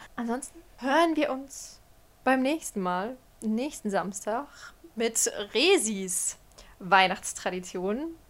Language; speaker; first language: German; early bilingual, other home language; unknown